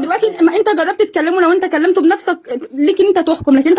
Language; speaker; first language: Arabic; native; Arabic